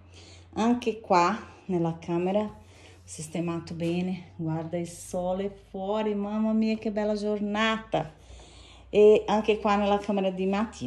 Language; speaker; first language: Italian; non-native, fluent; Portuguese